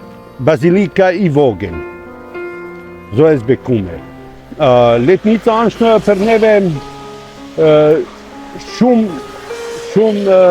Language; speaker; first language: Albanian; non-native, local second language; Croatian